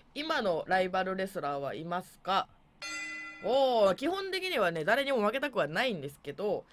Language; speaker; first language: Japanese; native; Japanese